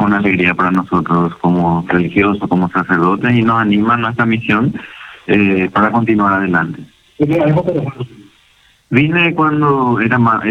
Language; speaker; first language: Spanish; native; Spanish